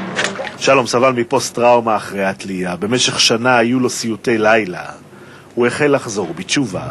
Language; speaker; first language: Hebrew; native; Hebrew